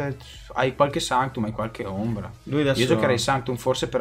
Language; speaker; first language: Italian; native; Italian